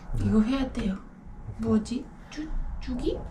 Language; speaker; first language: Korean; non-native, learner; Spanish